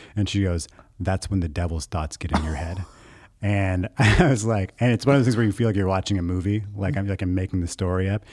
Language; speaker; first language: English; native; English